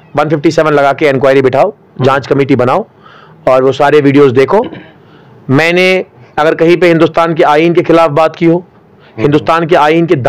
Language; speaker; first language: Urdu; non-native, local second language; Kashmiri